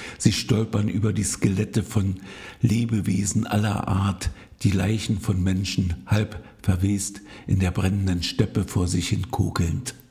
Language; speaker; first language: German; native; German